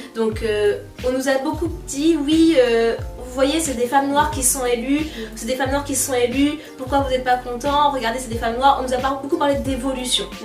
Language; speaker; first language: French; native; French